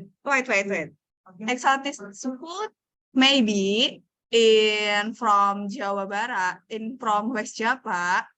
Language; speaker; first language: English; non-native, learner; Indonesian